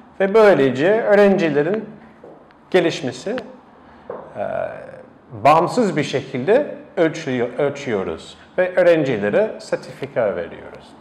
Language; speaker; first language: Turkish; non-native, fluent; English